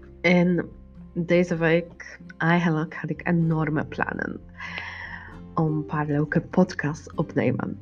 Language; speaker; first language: Dutch; non-native, learner; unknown